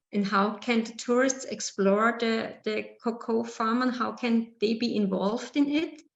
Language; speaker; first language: English; non-native, learner; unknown